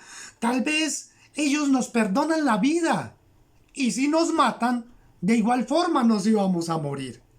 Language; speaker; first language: Spanish; native; Spanish